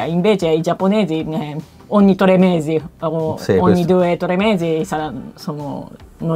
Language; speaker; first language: Italian; non-native, learner; Japanese